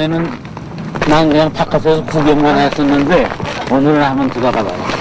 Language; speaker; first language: Korean; native; Korean